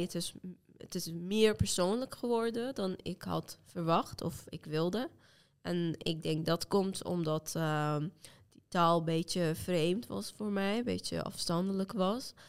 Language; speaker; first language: Dutch; non-native, fluent; Azerbaijani